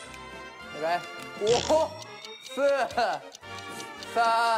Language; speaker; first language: Chinese; native; Chinese